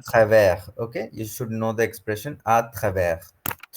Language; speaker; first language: French; non-native, fluent; Hindi